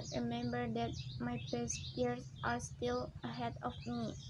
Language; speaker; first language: English; non-native, learner; Indonesian